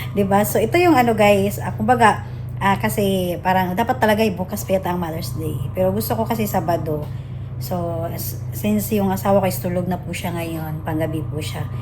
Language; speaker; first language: Filipino; non-native, local second language; Hiligaynon